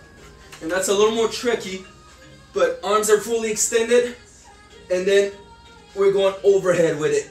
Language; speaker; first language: English; native; English